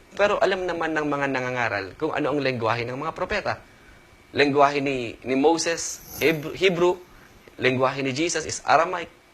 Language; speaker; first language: Filipino; native; Filipino